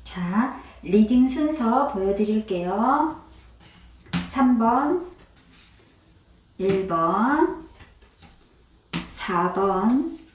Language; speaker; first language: Korean; native; Korean